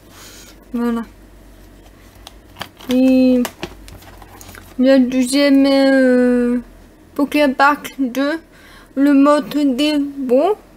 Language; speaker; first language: French; non-native, learner; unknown